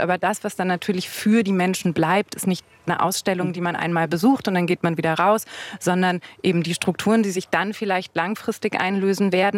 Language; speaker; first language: German; native; German